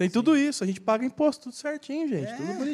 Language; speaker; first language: Portuguese; native; Portuguese